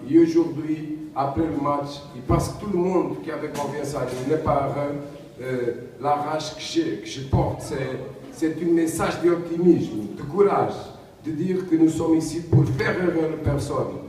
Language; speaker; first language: French; non-native, learner; Portuguese